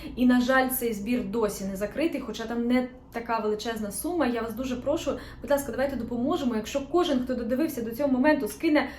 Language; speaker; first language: Ukrainian; non-native, local second language; Russian